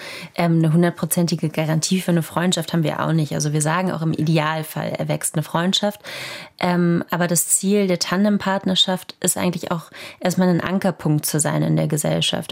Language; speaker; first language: German; native; German